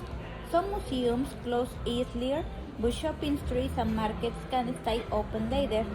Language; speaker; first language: English; non-native, learner; Spanish